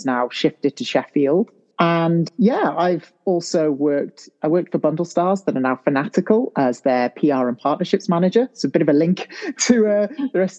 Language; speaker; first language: English; native; English